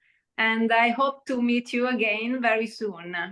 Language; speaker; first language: English; non-native, learner; Italian